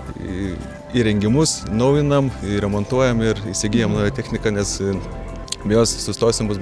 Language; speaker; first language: Lithuanian; native; Lithuanian